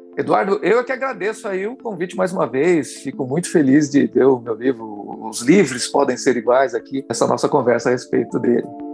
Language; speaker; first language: Portuguese; native; Portuguese